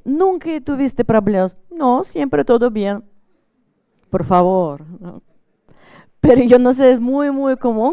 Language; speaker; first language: Spanish; non-native, learner; Russian